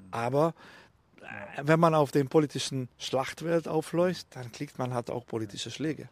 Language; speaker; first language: German; non-native, fluent; Hungarian